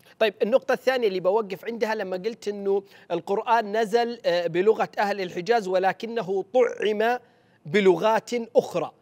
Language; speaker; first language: Arabic; native; Arabic